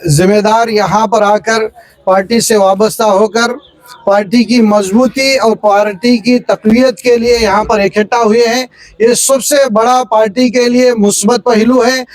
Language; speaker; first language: Urdu; native; Urdu